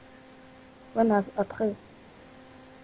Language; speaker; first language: French; native; French